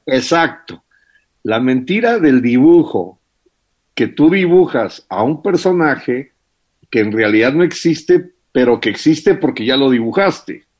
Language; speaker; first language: Spanish; early bilingual, heritage; English